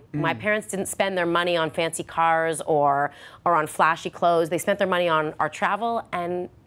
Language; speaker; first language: English; native; English